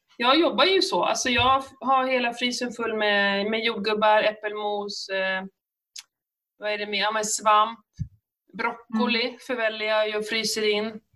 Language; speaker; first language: Swedish; native; Swedish